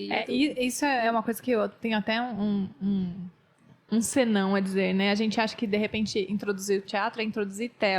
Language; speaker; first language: Portuguese; native; Portuguese